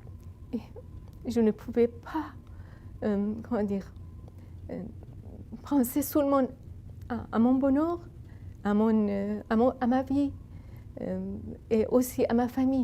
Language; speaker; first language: French; non-native, fluent; Persian